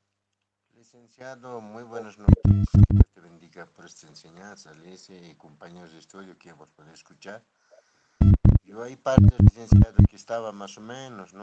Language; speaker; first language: Spanish; non-native, local second language; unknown